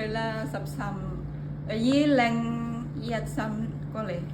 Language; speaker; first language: Cantonese; non-native, learner; Indonesian